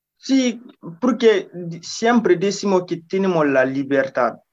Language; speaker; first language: Spanish; non-native, fluent; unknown